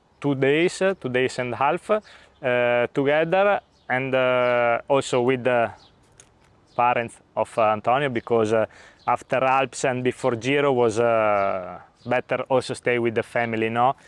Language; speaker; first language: English; non-native, learner; Italian